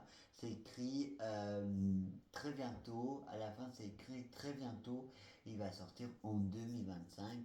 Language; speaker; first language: French; non-native, fluent; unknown